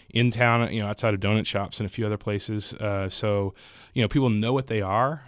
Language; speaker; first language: English; native; English